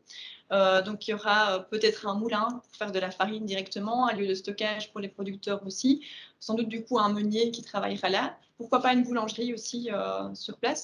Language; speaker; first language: French; native; French